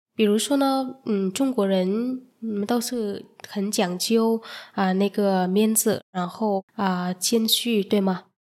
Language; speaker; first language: Chinese; non-native, fluent; Vietnamese